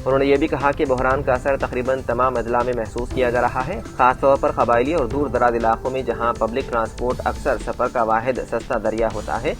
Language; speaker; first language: Urdu; native; Urdu